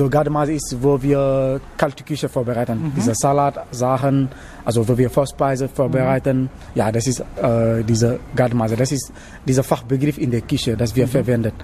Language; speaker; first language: German; non-native, learner; Wolof